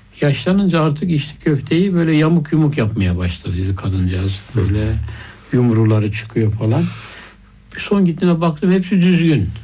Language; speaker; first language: Turkish; native; Turkish